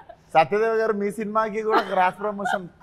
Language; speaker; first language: Telugu; native; Telugu